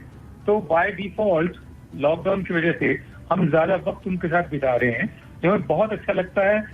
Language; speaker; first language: Hindi; native; Hindi